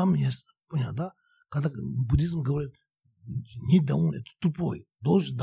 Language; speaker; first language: Russian; non-native, learner; Tibetan